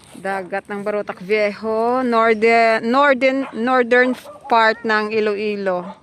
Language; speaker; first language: Filipino; non-native, local second language; Hiligaynon